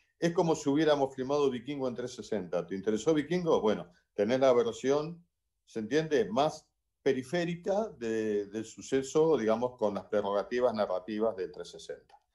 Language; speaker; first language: Spanish; native; Spanish